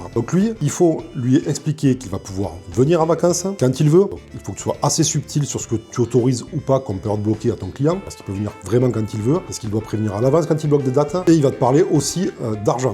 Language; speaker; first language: French; native; French